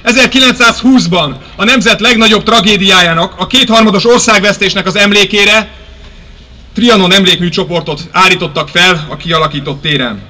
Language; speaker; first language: Hungarian; native; Hungarian